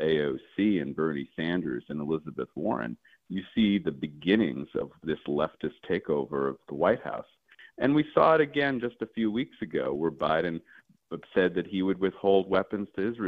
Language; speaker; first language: English; native; English